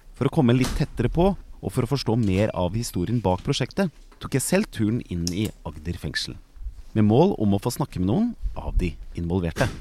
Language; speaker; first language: Norwegian; native; Norwegian